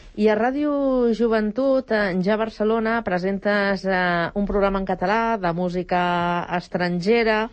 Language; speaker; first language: Catalan; native; Catalan